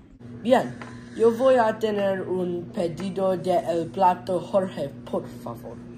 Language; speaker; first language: Spanish; non-native, learner; English